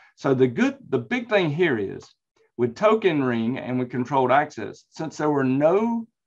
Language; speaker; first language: English; native; English